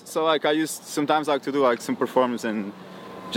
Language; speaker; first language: English; non-native, fluent; Portuguese